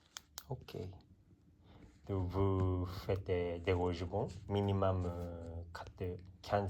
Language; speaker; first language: French; non-native, learner; Japanese